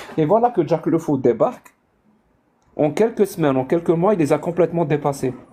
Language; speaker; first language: French; non-native, local second language; Arabic